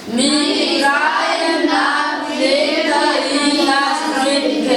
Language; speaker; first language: Russian; non-native, learner; Mongolian